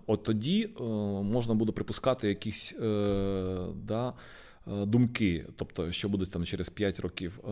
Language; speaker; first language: Ukrainian; non-native, local second language; Russian